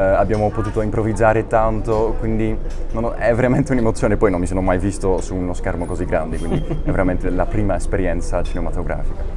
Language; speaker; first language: Italian; non-native, fluent; Dutch